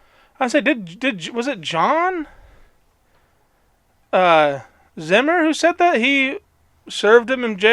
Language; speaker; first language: English; native; English